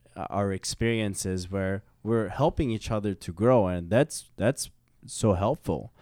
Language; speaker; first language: English; early bilingual, other home language; Korean